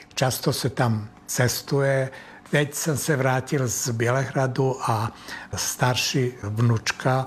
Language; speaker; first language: Czech; non-native, fluent; Serbian